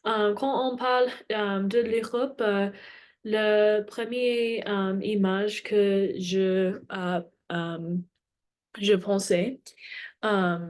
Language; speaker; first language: French; non-native, learner; English